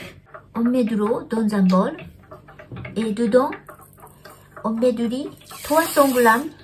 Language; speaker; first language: French; non-native, learner; Japanese